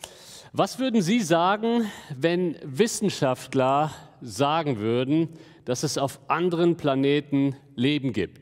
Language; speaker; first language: German; native; German